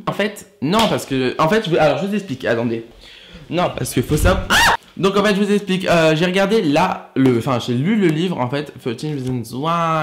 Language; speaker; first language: French; native; French